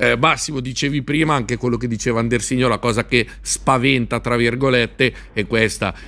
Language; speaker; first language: Italian; native; Italian